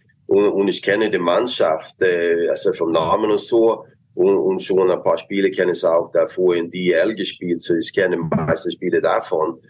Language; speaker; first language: German; non-native, fluent; Swedish